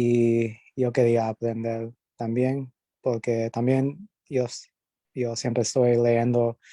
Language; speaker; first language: Spanish; early bilingual, heritage; Spanish